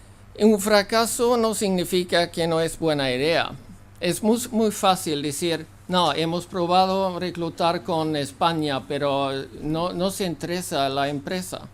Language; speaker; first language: Spanish; non-native, fluent; Swedish